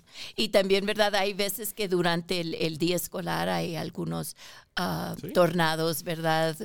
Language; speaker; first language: Spanish; early bilingual, heritage; Spanish